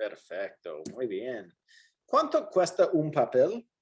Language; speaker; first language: Spanish; non-native, fluent; English